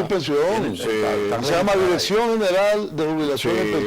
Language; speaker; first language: Spanish; native; Spanish